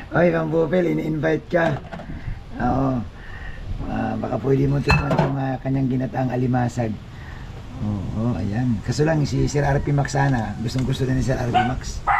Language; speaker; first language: Filipino; non-native, local second language; Cebuano